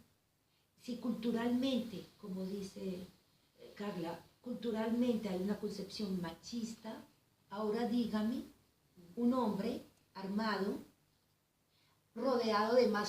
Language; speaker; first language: Spanish; native; Spanish